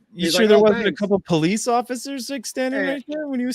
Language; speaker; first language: English; native; English